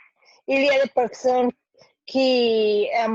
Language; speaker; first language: French; non-native, learner; Spanish